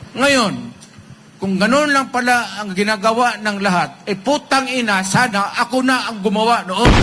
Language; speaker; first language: Filipino; non-native, local second language; Cebuano